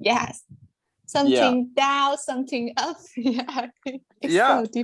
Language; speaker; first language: English; non-native, learner; Vietnamese